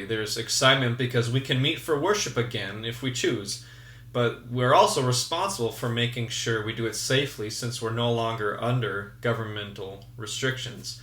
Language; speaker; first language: English; native; English